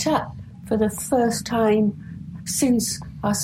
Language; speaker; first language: English; native; English